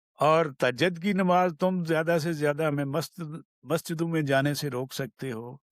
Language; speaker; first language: Urdu; non-native, local second language; Punjabi